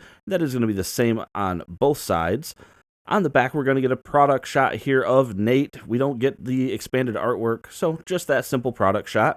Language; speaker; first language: English; native; English